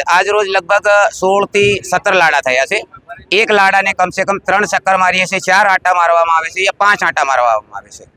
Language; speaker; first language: Gujarati; non-native, local second language; Bhili